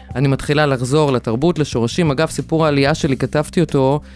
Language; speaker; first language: Hebrew; non-native, fluent; Lithuanian